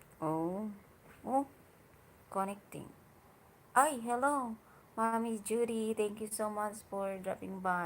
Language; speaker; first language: English; non-native, learner; Hiligaynon